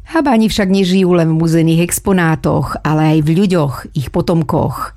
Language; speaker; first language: Slovak; native; Slovak